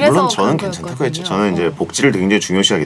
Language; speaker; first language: Korean; native; Korean